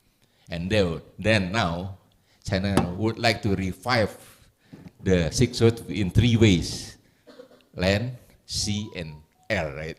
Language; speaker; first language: English; non-native, fluent; Indonesian